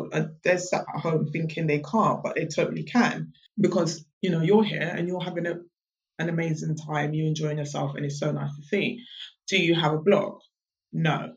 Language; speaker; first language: English; native; English